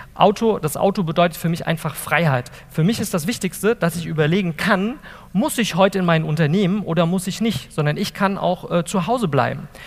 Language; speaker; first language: German; native; German